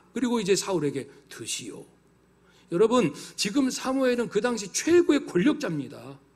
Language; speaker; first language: Korean; native; Korean